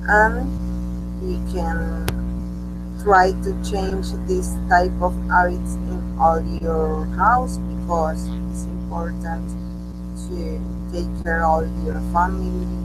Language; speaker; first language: English; non-native, learner; Spanish